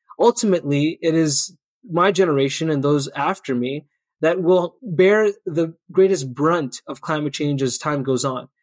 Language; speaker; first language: English; early bilingual, other home language; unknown